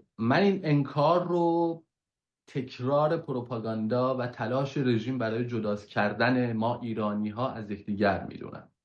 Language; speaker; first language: Persian; non-native, local second language; Kurdish